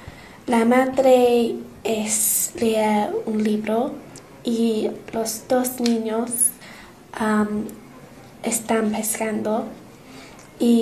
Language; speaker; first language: Spanish; non-native, learner; English